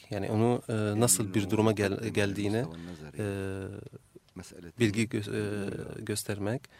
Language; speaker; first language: Turkish; non-native, fluent; Arabic